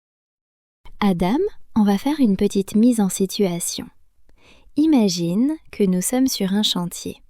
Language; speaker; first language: French; native; French